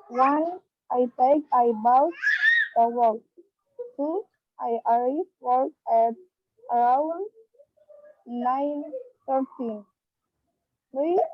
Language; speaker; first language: English; non-native, learner; Indonesian